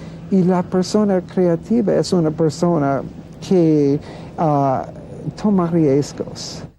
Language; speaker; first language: Spanish; non-native, fluent; English